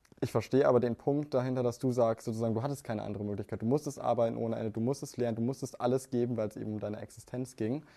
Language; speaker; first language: German; native; German